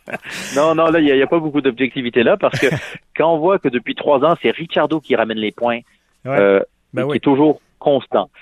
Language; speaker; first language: French; native; French